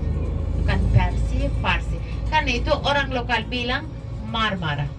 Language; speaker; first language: Indonesian; non-native, fluent; Turkish